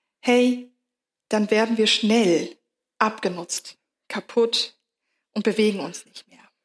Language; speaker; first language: German; native; German